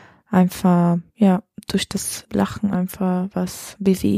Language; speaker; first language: German; non-native, fluent; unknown